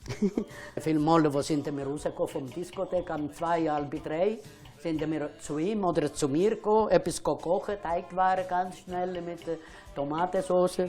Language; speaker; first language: German; non-native, fluent; Italian